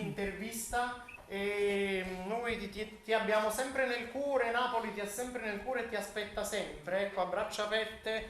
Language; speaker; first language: Italian; native; Italian